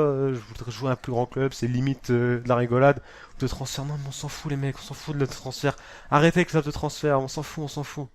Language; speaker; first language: French; native; French